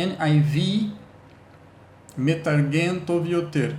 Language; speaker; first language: Hebrew; non-native, learner; Portuguese